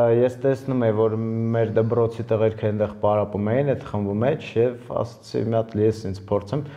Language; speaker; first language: Armenian; early bilingual, heritage; Armenian